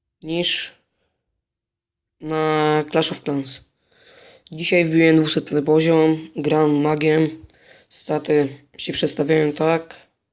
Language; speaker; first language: Polish; native; Polish